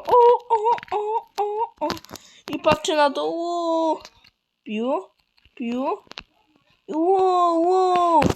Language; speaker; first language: Polish; native; Polish